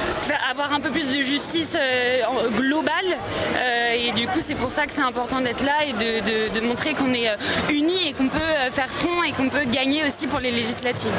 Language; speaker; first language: French; native; French